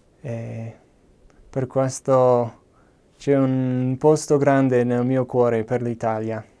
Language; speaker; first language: Italian; non-native, fluent; English